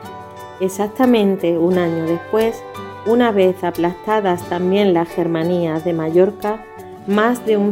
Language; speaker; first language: Spanish; native; Spanish